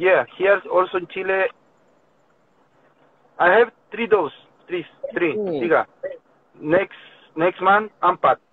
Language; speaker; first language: English; non-native, learner; Spanish